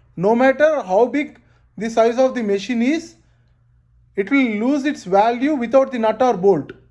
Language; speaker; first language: English; non-native, local second language; Telugu